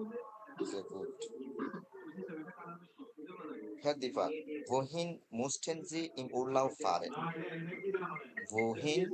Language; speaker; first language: German; non-native, fluent; Bangla